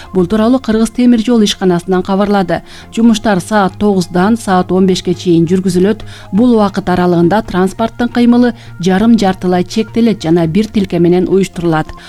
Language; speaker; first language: Kyrgyz; native; Kyrgyz